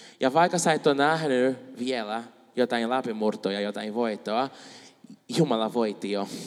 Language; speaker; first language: Finnish; non-native, fluent; Spanish